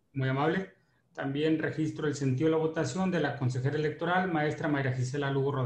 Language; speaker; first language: Spanish; native; Spanish